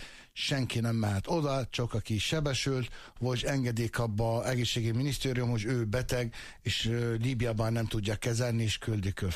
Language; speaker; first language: Hungarian; non-native, fluent; Arabic